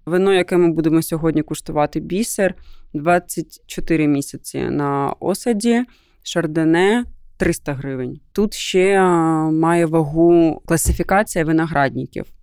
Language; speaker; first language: Ukrainian; non-native, local second language; Russian